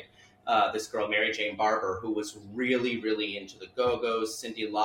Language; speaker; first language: English; native; English